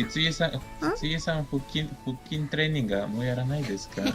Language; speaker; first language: Japanese; non-native, fluent; Spanish